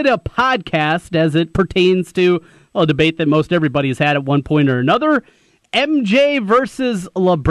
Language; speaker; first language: English; native; English